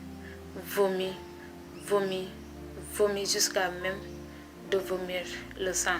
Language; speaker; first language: French; non-native, local second language; Wolof